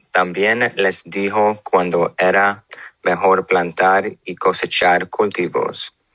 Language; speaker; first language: Spanish; non-native, learner; English